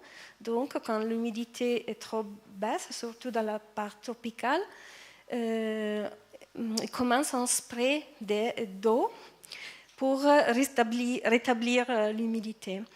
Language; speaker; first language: French; non-native, fluent; Italian